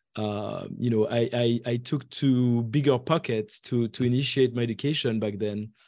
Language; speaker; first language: English; non-native, fluent; French